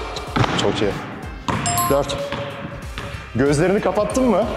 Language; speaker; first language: Turkish; native; Turkish